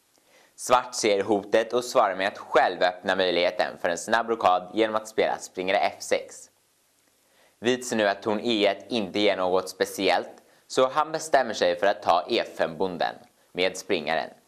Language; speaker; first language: Swedish; native; Swedish